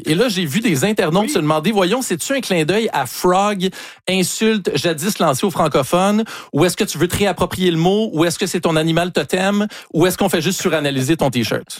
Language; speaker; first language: French; native; French